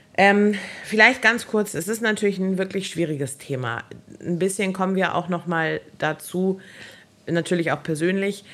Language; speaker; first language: German; native; German